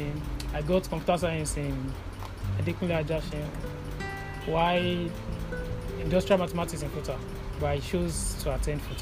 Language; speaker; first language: English; non-native, local second language; Yoruba